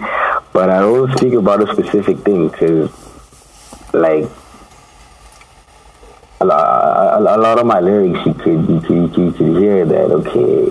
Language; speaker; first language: English; non-native, local second language; Tswana